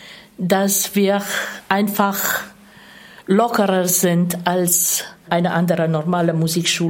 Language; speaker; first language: German; non-native, fluent; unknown